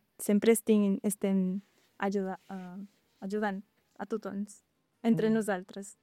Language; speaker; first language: Catalan; non-native, learner; Guarani